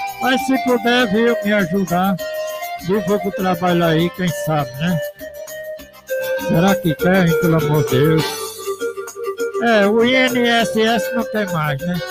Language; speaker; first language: Portuguese; native; Portuguese